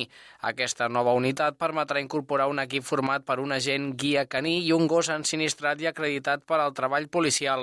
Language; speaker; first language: Catalan; native; Catalan